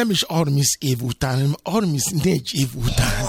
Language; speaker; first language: Hungarian; non-native, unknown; Yoruba